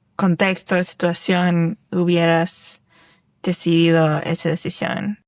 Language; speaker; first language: Spanish; early bilingual, other home language; English